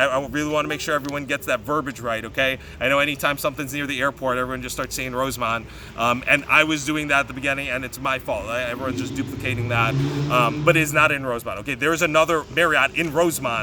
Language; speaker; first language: English; native; English